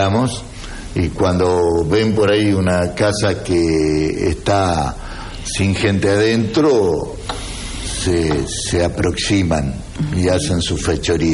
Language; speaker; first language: Spanish; native; Spanish